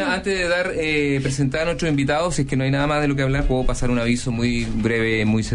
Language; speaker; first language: Spanish; native; Spanish